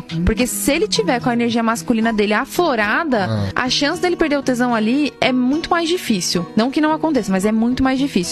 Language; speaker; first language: Portuguese; native; Portuguese